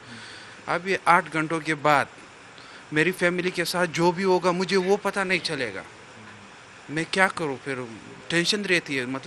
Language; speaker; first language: Hindi; non-native, fluent; Pashto